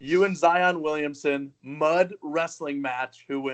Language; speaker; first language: English; native; English